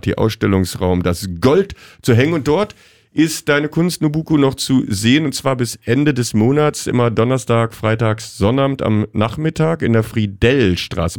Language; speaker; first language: German; native; German